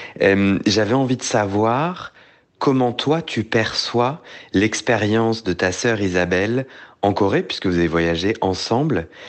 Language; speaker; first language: French; native; French